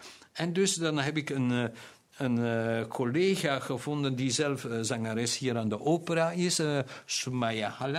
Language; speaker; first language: Dutch; non-native, local second language; German